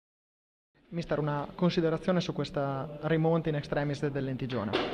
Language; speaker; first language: Italian; native; Italian